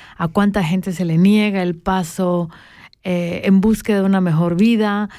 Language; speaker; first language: Spanish; native; Spanish